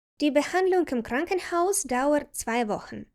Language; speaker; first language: German; non-native, fluent; Ukrainian